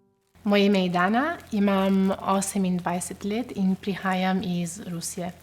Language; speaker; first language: Slovenian; non-native, fluent; Russian